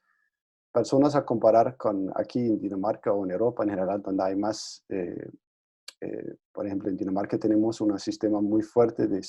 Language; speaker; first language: Spanish; non-native, fluent; Danish